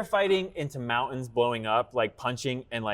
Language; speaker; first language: English; native; English